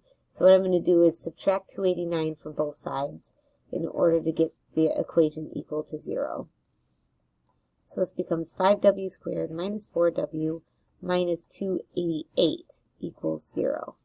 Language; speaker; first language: English; native; English